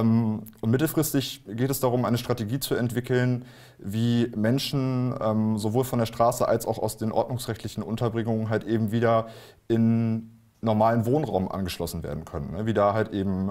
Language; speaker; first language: German; native; German